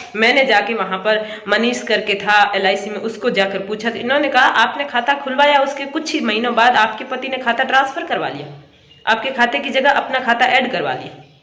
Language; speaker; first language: Hindi; native; Hindi